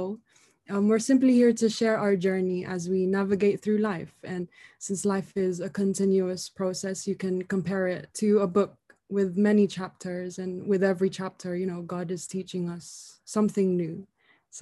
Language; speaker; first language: English; non-native, local second language; Hiligaynon